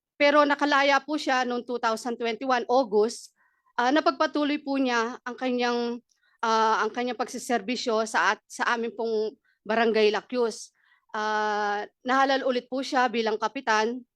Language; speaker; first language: Filipino; non-native, local second language; Pampanga